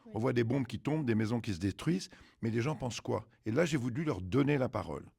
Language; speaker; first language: French; native; French